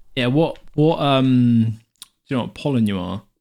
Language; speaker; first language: English; native; English